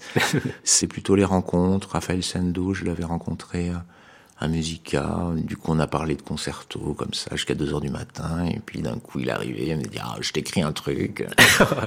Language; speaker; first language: French; native; French